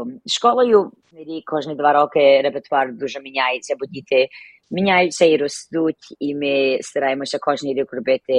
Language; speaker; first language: Ukrainian; early bilingual, heritage; Ukrainian